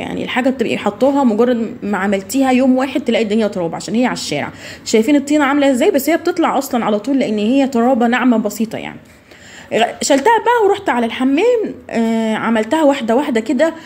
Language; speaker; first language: Arabic; native; Arabic